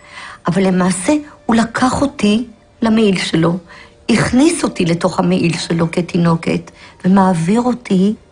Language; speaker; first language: Hebrew; early bilingual, other home language; Polish